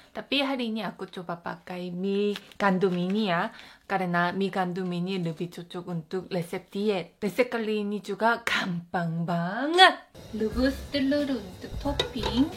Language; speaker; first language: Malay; non-native, fluent; Korean